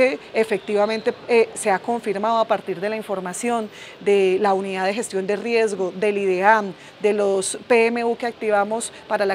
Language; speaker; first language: Spanish; native; Spanish